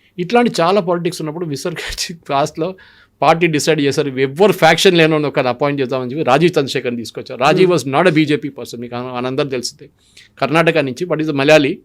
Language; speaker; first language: Telugu; non-native, local second language; Malayalam